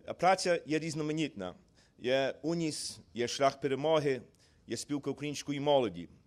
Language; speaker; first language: Ukrainian; early bilingual, heritage; Ukrainian